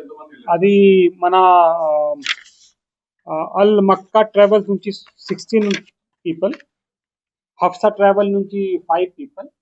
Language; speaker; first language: Telugu; non-native, local second language; Urdu